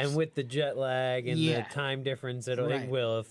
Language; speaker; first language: English; native; English